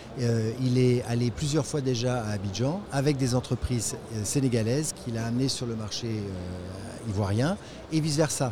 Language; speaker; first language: French; native; French